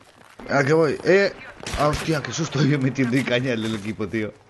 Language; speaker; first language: Spanish; native; Spanish